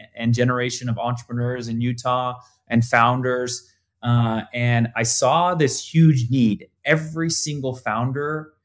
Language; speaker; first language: English; native; English